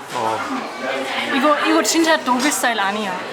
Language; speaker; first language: Korean; non-native, learner; German